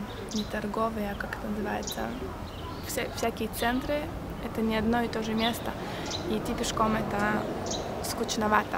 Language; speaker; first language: Russian; early bilingual, heritage; Russian